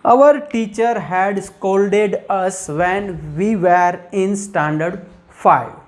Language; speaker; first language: English; non-native, local second language; Gujarati